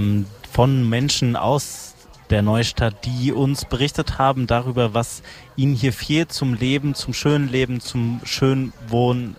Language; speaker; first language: German; native; German